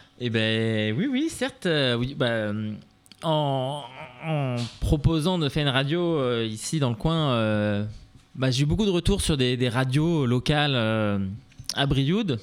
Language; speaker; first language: French; native; French